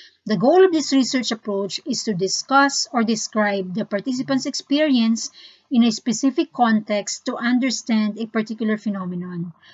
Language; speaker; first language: English; non-native, local second language; Filipino